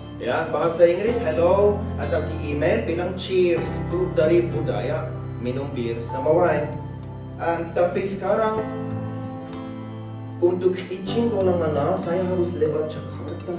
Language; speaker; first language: Indonesian; non-native, learner; English